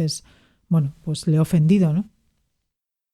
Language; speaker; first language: Spanish; native; Spanish